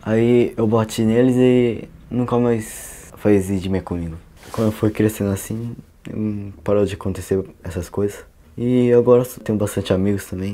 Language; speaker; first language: Portuguese; early bilingual, heritage; Portuguese